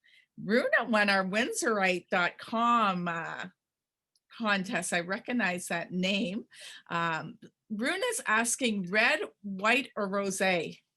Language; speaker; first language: English; native; English